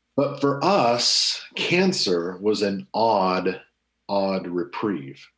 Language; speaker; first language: English; native; English